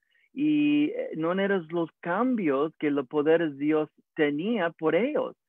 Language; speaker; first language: Spanish; early bilingual, heritage; English